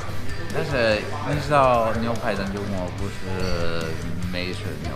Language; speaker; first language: Chinese; non-native, learner; English